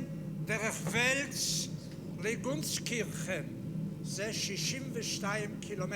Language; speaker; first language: Hebrew; non-native, fluent; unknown